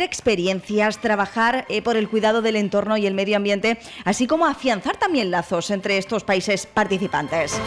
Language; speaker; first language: Spanish; native; Spanish